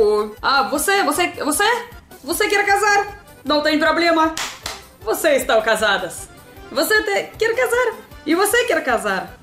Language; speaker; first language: Portuguese; non-native, learner; Russian